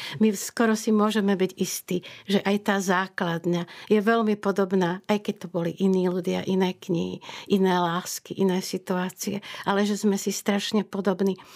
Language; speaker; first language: Slovak; native; Slovak